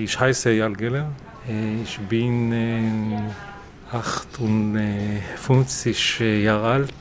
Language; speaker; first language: German; non-native, learner; Hebrew